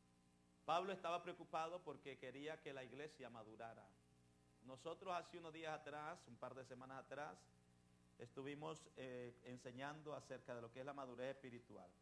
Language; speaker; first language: Spanish; native; Spanish